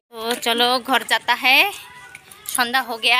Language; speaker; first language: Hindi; non-native, local second language; Bangla